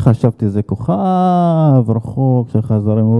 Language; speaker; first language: Hebrew; non-native, fluent; Arabic